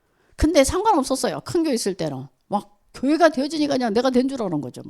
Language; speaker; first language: Korean; native; Korean